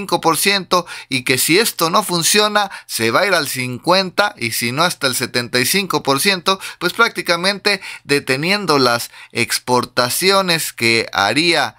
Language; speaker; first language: Spanish; native; Spanish